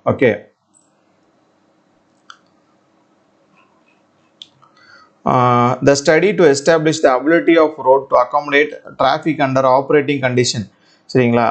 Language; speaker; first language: English; non-native, local second language; Tamil